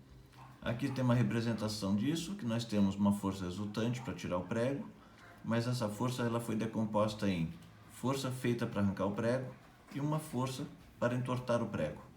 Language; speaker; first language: Portuguese; native; Portuguese